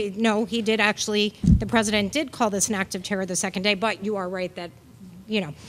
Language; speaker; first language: English; native; English